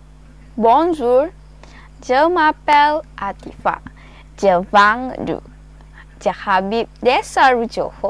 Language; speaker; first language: French; non-native, learner; Malay